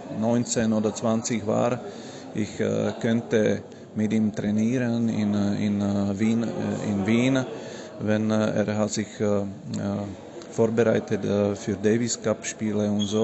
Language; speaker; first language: German; non-native, learner; Slovak